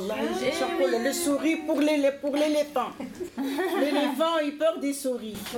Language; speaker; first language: French; non-native, learner; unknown